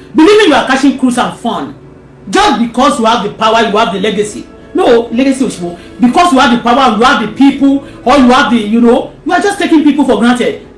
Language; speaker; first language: English; non-native, local second language; Yoruba